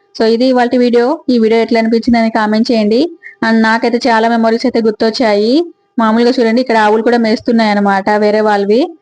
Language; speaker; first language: Telugu; native; Telugu